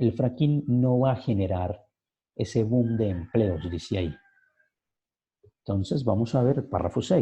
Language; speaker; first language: Spanish; native; Spanish